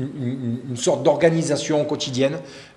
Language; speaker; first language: French; native; French